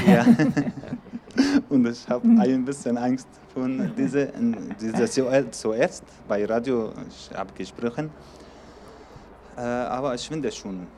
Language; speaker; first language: German; non-native, learner; Arabic